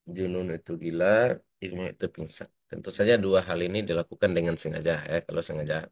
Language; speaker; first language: Indonesian; native; Indonesian